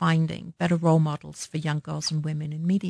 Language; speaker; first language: English; native; English